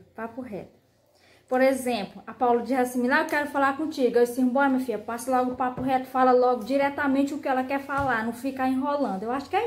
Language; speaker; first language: Portuguese; native; Portuguese